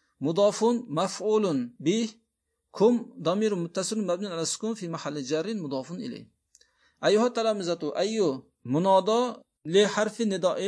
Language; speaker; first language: Arabic; non-native, fluent; Uzbek